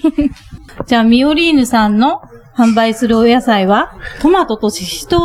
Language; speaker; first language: Japanese; native; Japanese